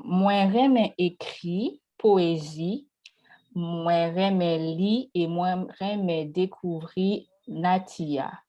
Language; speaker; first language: Haitian Creole; non-native, learner; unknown